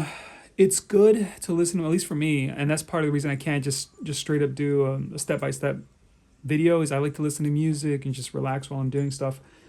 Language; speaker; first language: English; native; English